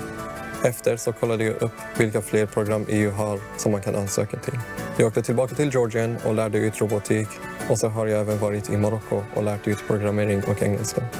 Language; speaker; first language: Swedish; early bilingual, other home language; Persian